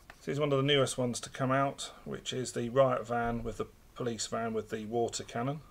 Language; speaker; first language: English; native; English